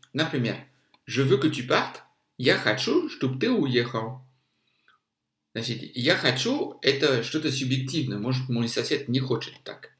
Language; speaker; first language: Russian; non-native, fluent; French